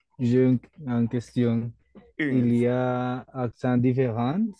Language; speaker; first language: French; non-native, learner; Spanish